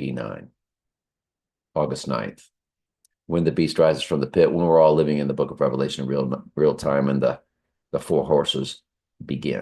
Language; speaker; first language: English; native; English